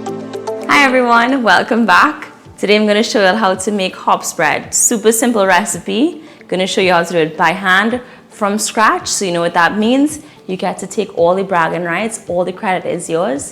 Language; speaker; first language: English; native; English